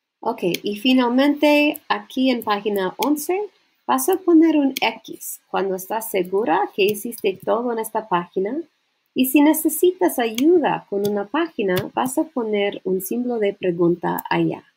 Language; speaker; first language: Spanish; non-native, learner; English